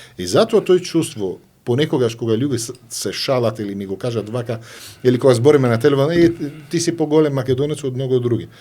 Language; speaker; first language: Macedonian; non-native, fluent; Arabic